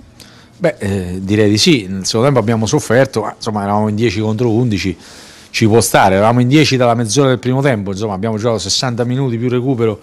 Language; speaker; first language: Italian; native; Italian